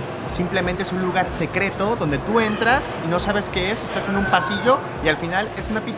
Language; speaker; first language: Spanish; native; Spanish